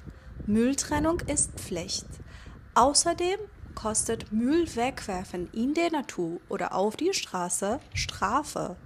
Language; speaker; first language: German; non-native, fluent; Persian